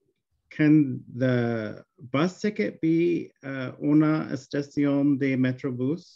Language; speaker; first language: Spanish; non-native, learner; English